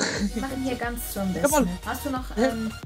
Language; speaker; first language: German; native; German